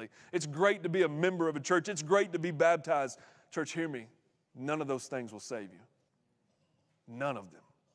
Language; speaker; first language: English; native; English